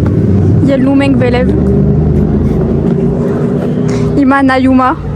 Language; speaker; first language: Armenian; early bilingual, heritage; Armenian